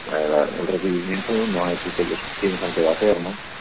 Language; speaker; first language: Spanish; native; Spanish